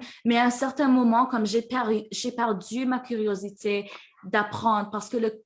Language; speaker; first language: French; early bilingual, heritage; French